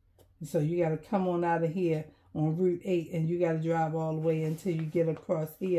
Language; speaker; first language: English; native; English